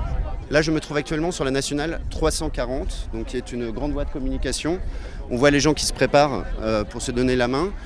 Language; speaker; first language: French; native; French